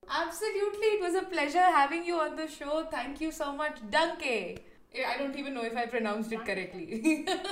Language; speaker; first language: English; non-native, local second language; Hindi